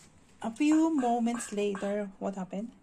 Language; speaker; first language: English; non-native, fluent; Filipino